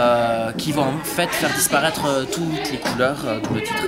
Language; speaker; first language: French; native; French